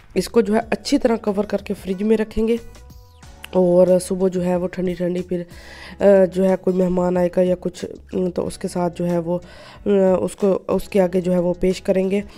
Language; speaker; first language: Urdu; non-native, local second language; Punjabi